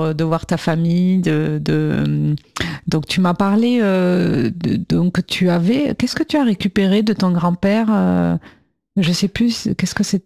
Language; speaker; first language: French; native; French